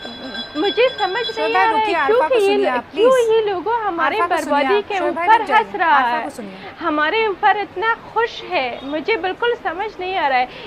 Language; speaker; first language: Hindi; non-native, fluent; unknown